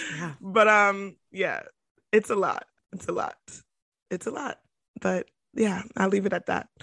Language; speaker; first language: English; native; English